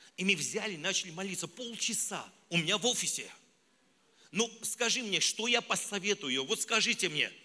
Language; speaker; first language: Russian; non-native, local second language; Armenian